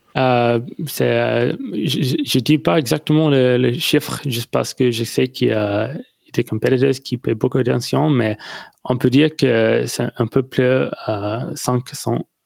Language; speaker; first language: French; non-native, learner; English